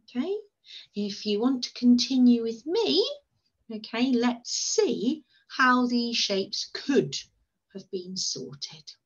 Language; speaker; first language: English; native; English